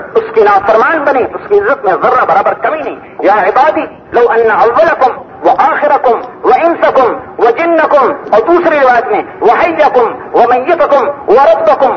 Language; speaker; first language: Urdu; non-native, local second language; Punjabi